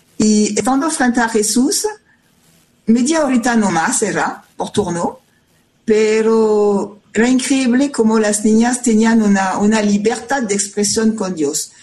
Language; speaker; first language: Spanish; non-native, fluent; French